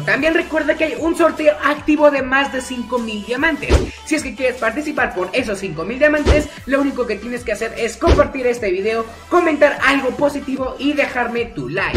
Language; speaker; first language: Spanish; native; Spanish